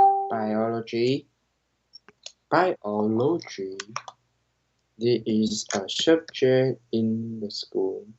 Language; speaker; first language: English; non-native, learner; Vietnamese